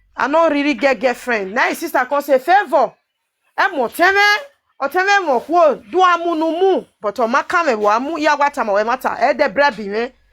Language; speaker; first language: Nigerian Pidgin; native; Nigerian Pidgin